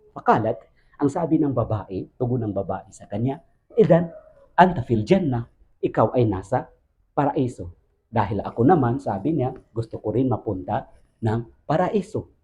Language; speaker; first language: Filipino; non-native, local second language; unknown